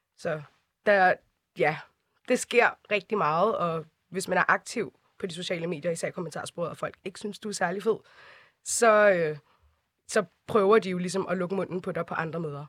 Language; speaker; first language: Danish; early bilingual, other home language; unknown